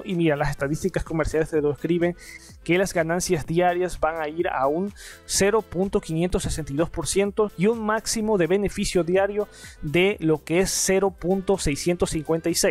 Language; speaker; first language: Spanish; native; Spanish